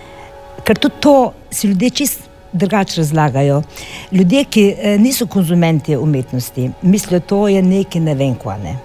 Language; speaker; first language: Slovenian; non-native, fluent; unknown